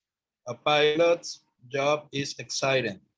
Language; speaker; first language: English; non-native, learner; Spanish